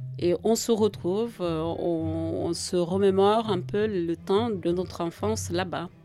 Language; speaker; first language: French; non-native, local second language; Jola-Fonyi